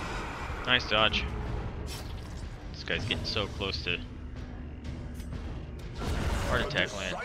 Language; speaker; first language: English; native; English